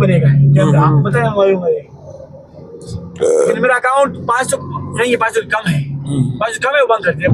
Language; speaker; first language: Hindi; non-native, learner; Baluchi